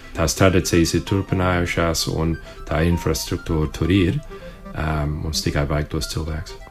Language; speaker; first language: Latvian; early bilingual, heritage; Latvian